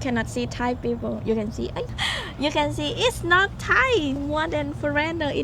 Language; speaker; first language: English; non-native, learner; Thai